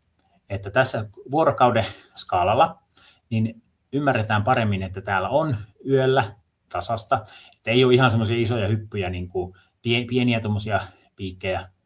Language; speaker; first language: Finnish; native; Finnish